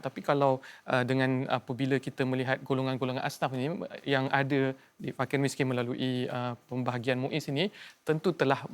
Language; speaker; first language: Malay; native; Malay